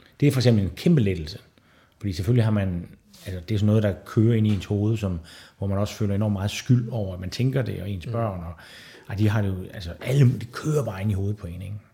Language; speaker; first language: Danish; native; Danish